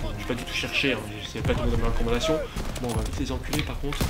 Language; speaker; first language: French; native; French